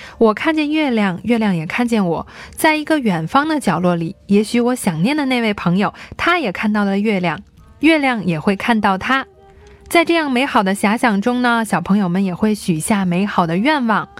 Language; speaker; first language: Chinese; native; Chinese